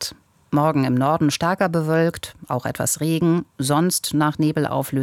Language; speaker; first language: German; native; German